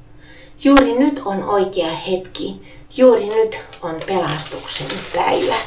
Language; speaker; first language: Finnish; native; Finnish